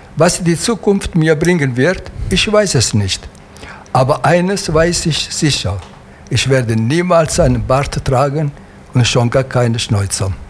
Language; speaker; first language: German; non-native, fluent; Italian